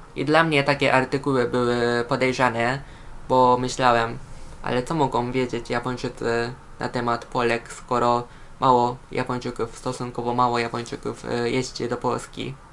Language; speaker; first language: Polish; non-native, fluent; Japanese